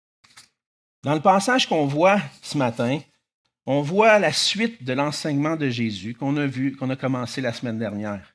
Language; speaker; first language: French; native; French